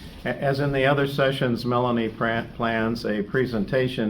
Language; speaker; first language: English; native; English